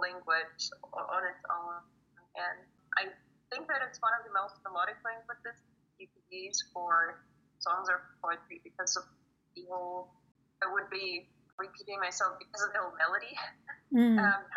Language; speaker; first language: English; non-native, fluent; Ukrainian